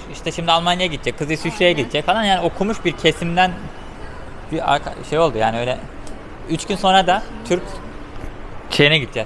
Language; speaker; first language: Turkish; native; Turkish